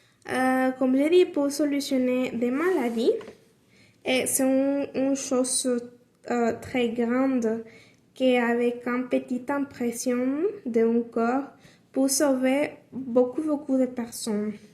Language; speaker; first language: French; non-native, learner; Spanish